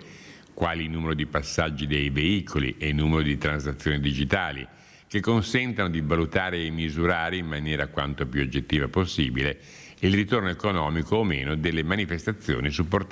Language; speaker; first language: Italian; native; Italian